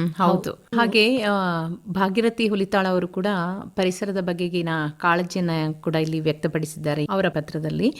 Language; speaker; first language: Kannada; native; Kannada